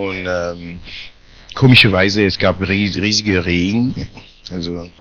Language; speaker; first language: German; non-native, fluent; French